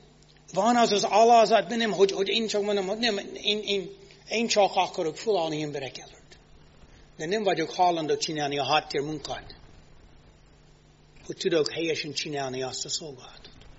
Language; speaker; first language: Hungarian; non-native, fluent; English